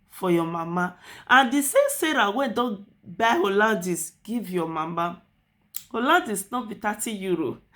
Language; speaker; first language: Nigerian Pidgin; native; Nigerian Pidgin